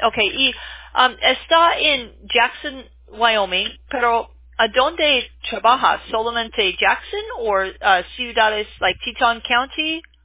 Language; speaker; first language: Spanish; non-native, learner; English